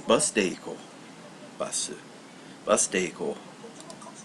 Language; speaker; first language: Japanese; non-native, learner; English